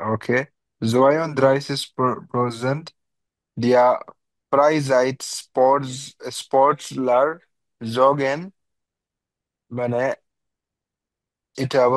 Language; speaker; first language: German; non-native, learner; Bangla